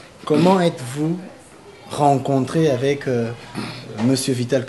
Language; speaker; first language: French; non-native, local second language; Lingala